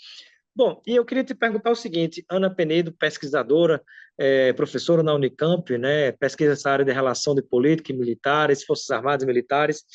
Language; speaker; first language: Portuguese; native; Portuguese